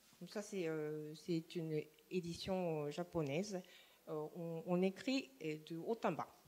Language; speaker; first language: French; non-native, fluent; Japanese